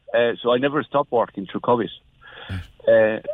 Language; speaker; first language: English; non-native, fluent; Spanish